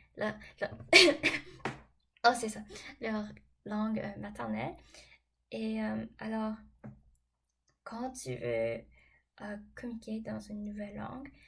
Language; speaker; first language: French; non-native, fluent; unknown